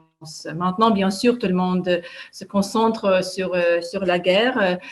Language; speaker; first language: French; non-native, fluent; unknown